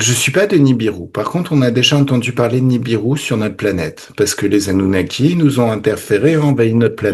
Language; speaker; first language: French; native; French